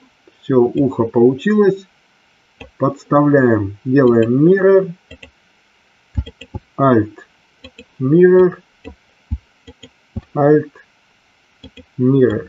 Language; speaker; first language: Russian; native; Russian